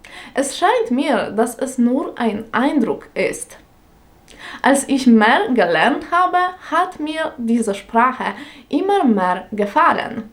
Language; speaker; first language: German; non-native, fluent; Polish